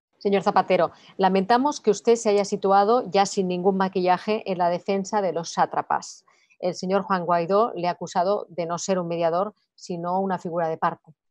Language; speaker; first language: Spanish; non-native, local second language; Catalan